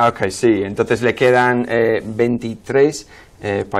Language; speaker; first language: Spanish; non-native, fluent; English